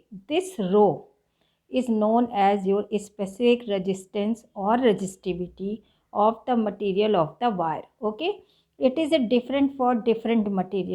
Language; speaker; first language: English; non-native, local second language; Hindi